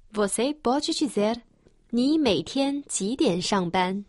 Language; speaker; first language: Portuguese; non-native, fluent; Chinese